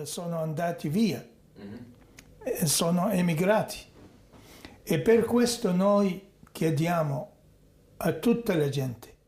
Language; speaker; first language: Italian; non-native, fluent; Arabic